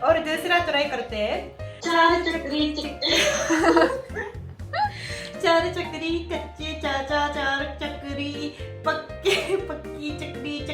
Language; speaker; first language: Hindi; non-native, fluent; Japanese